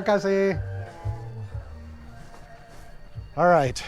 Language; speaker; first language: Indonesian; non-native, learner; English